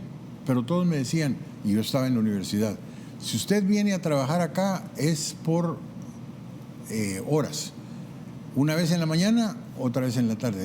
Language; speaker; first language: Spanish; native; Spanish